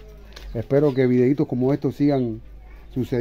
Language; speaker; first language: Spanish; native; Spanish